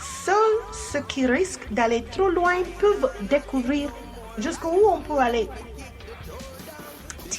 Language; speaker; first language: French; non-native, fluent; English